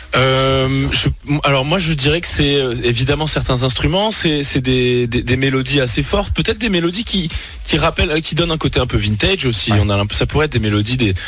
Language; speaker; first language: French; native; French